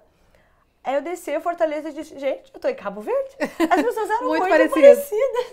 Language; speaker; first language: Portuguese; non-native, local second language; Kabuverdianu